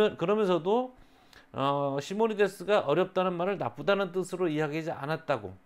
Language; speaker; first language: Korean; native; Korean